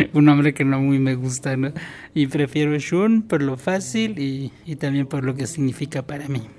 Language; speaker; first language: Spanish; non-native, local second language; Tzotzil